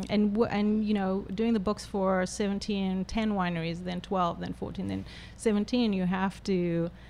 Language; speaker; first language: English; native; English